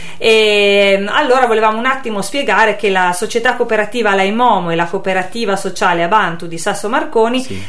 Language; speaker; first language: Italian; native; Italian